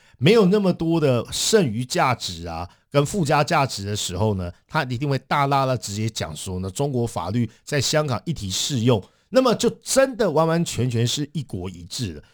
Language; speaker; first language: Chinese; native; Chinese